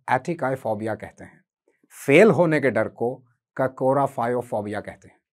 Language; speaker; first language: Hindi; native; Hindi